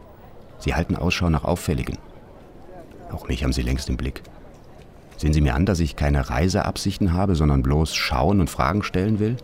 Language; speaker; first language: German; native; German